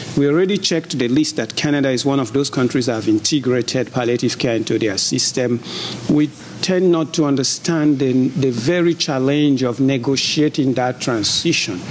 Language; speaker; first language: English; non-native, local second language; Igbo